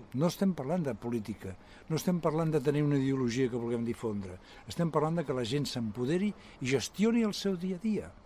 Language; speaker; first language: Catalan; native; Catalan